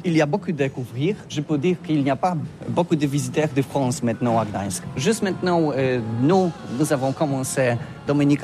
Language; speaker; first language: French; non-native, learner; Polish